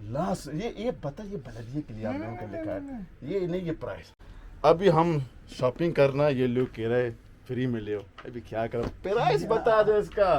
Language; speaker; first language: Hindi; non-native, local second language; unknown